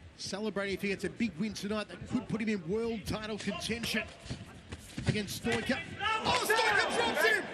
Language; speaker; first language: English; native; English